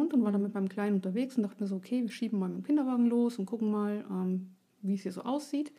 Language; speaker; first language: German; native; German